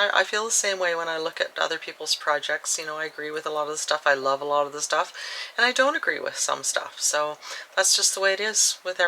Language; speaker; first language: English; native; English